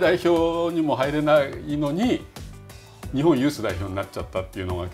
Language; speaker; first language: Japanese; native; Japanese